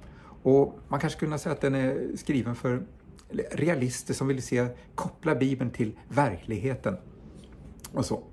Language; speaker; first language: Swedish; native; Swedish